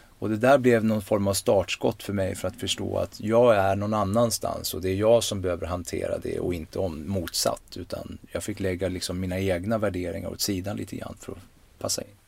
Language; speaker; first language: Swedish; native; Swedish